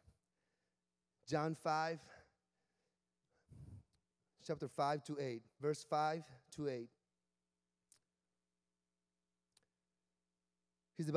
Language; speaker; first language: English; non-native, fluent; Spanish